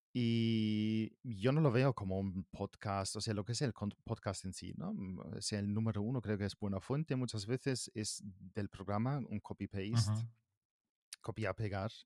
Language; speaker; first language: Spanish; non-native, fluent; German